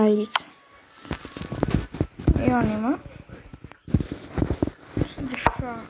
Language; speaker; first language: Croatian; early bilingual, heritage; Croatian